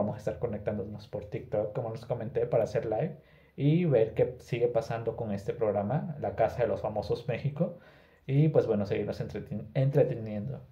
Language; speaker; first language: Spanish; native; Spanish